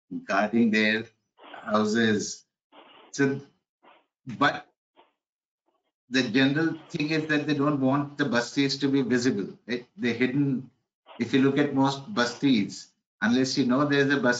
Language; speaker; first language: English; non-native, local second language; Hindi